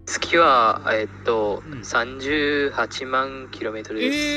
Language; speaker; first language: Japanese; non-native, learner; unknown